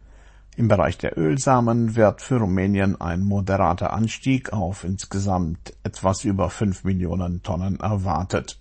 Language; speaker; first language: German; native; German